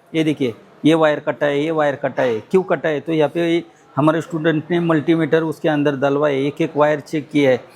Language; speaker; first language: Hindi; non-native, local second language; Marathi